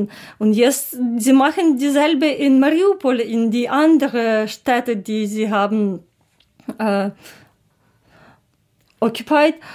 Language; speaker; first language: German; non-native, learner; Ukrainian